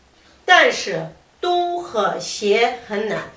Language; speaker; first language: Chinese; non-native, fluent; Kazakh